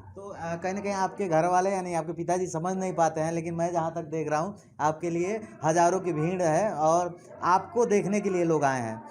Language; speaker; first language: Hindi; native; Hindi